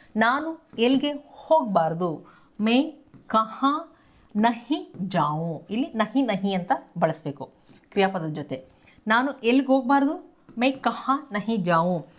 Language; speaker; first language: Kannada; native; Kannada